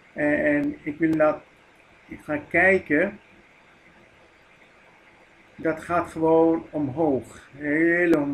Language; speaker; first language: Dutch; non-native, fluent; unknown